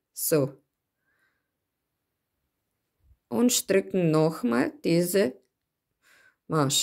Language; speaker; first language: German; non-native, learner; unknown